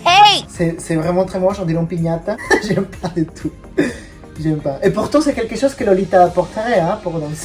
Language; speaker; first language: French; non-native, fluent; Spanish